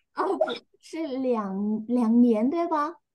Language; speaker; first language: Chinese; non-native, fluent; Vietnamese